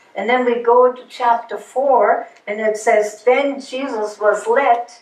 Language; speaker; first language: English; early bilingual, other home language; German